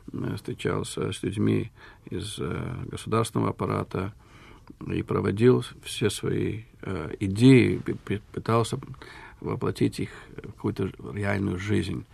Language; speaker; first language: Russian; early bilingual, heritage; Russian